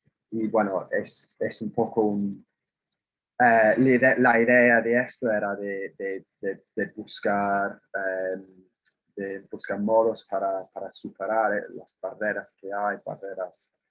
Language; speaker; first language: Spanish; non-native, fluent; English